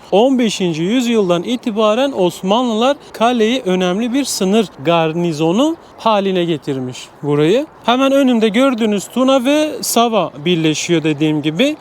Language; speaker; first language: Turkish; native; Turkish